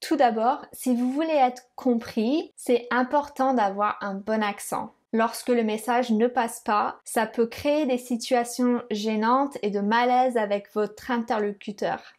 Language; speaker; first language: French; non-native, fluent; English